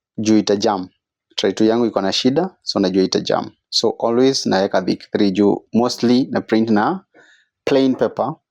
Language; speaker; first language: Swahili; native; Swahili